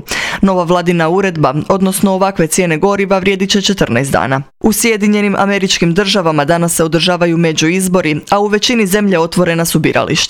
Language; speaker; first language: Croatian; native; Croatian